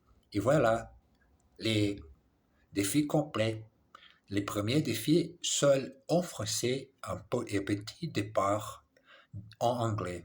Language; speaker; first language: French; non-native, learner; English